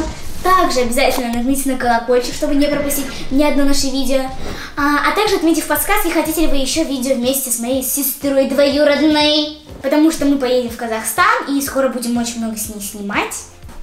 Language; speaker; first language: Russian; native; Russian